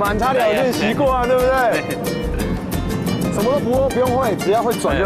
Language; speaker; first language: Chinese; native; Chinese